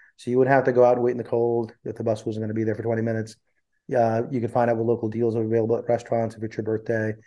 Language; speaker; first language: English; early bilingual, other home language; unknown